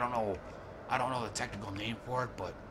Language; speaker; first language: English; native; English